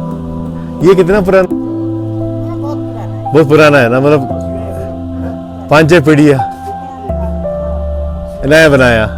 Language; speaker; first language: Hindi; non-native, local second language; Malayalam